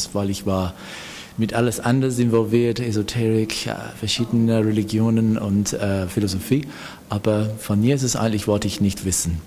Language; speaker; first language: German; non-native, fluent; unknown